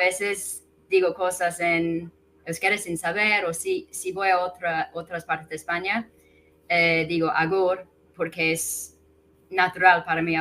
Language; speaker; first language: Spanish; non-native, fluent; English